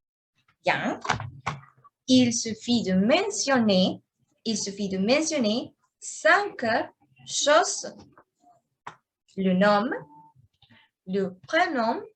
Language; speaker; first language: French; non-native, learner; Spanish